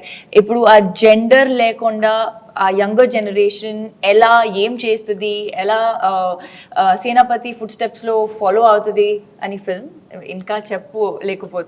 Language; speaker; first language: Telugu; non-native, fluent; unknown